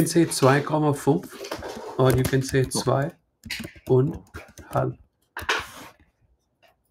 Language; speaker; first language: German; non-native, fluent; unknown